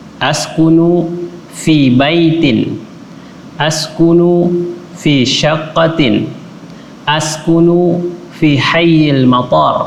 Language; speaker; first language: Arabic; non-native, fluent; Indonesian